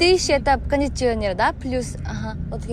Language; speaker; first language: Russian; non-native, learner; Korean